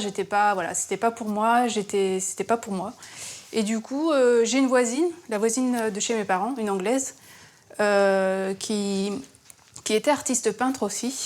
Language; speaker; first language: French; early bilingual, other home language; Turkish